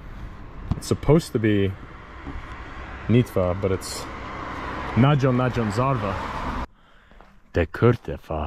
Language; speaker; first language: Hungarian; non-native, learner; English